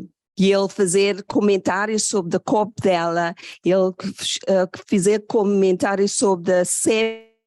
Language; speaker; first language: Portuguese; non-native, fluent; English